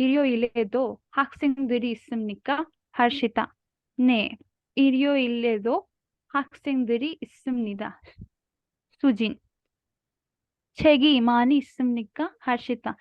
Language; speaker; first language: Korean; non-native, learner; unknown